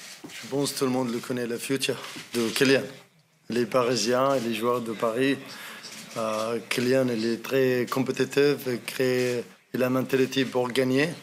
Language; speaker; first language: French; non-native, learner; Arabic